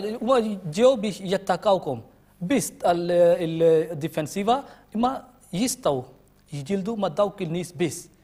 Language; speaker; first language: Maltese; non-native, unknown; Urdu